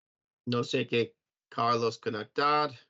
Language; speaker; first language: Spanish; non-native, learner; English